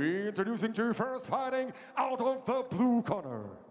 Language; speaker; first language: English; non-native, fluent; Russian